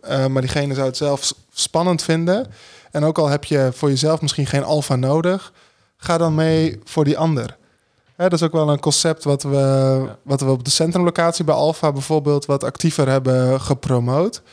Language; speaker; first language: Dutch; native; Dutch